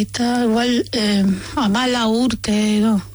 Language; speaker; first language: Basque; non-native, fluent; Arabic